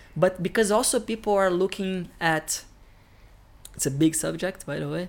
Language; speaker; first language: English; non-native, fluent; Portuguese